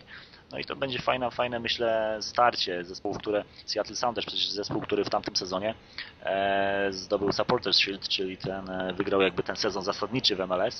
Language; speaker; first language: Polish; native; Polish